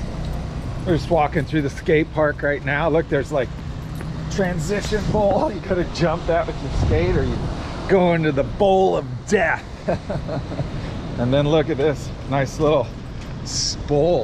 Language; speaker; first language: English; native; English